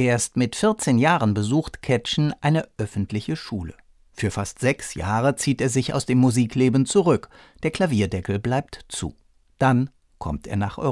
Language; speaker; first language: German; native; German